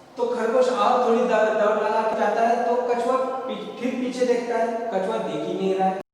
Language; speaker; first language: Hindi; non-native, local second language; Marathi